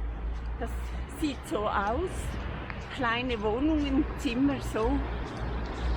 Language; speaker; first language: German; non-native, fluent; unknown